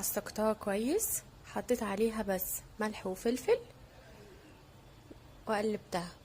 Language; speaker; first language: Arabic; native; Arabic